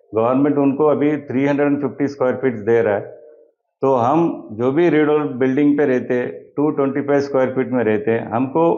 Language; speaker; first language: Hindi; non-native, local second language; Tamil